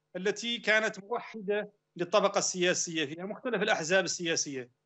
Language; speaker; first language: Arabic; native; Arabic